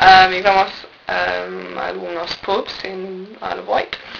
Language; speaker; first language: Spanish; non-native, fluent; English